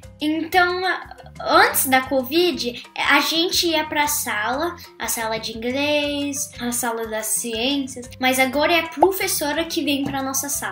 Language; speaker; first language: Portuguese; early bilingual, heritage; Portuguese